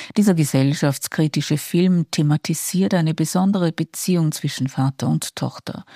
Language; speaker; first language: German; native; German